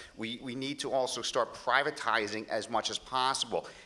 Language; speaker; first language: English; native; English